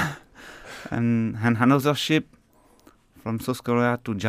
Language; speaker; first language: English; non-native, learner; French